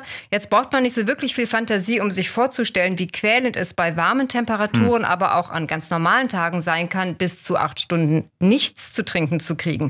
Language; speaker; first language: German; native; German